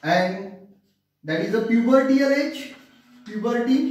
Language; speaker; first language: English; non-native, local second language; Marathi